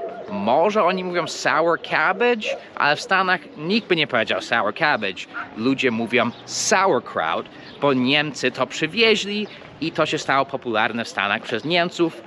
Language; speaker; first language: Polish; early bilingual, heritage; English